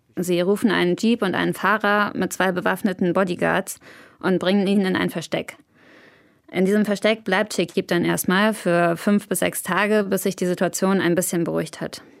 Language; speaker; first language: German; native; German